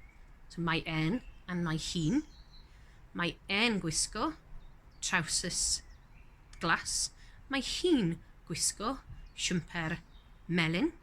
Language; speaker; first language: Welsh; non-native, learner; English